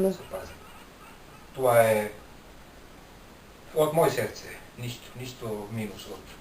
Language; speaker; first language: Bulgarian; non-native, learner; Finnish